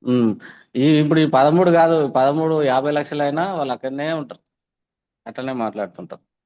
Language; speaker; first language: Telugu; native; Telugu